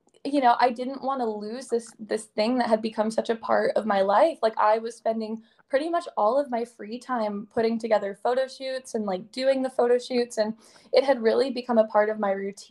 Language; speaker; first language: English; native; English